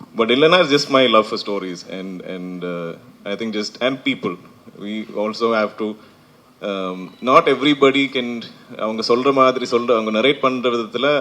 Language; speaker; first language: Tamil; non-native, fluent; Malayalam